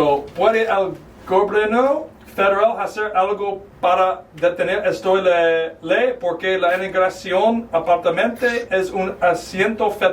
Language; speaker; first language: Spanish; non-native, learner; English